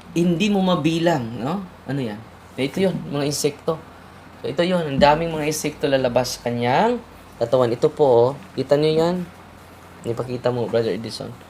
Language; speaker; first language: Filipino; non-native, local second language; Cebuano